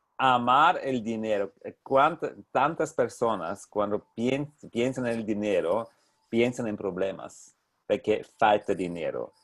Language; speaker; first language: Spanish; non-native, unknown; German